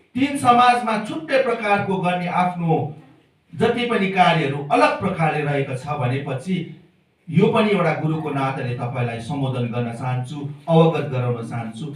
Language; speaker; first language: Nepali; native; Nepali